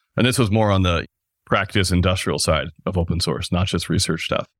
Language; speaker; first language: English; native; English